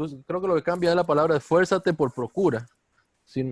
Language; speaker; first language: Spanish; native; Spanish